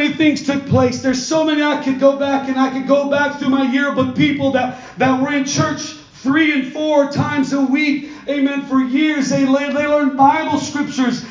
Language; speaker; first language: English; native; English